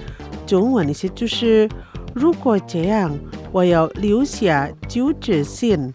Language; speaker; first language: Chinese; non-native, fluent; Indonesian